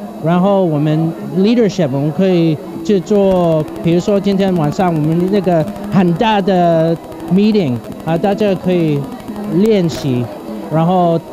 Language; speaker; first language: Chinese; non-native, fluent; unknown